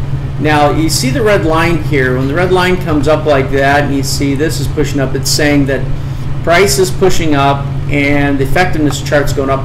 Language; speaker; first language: English; native; English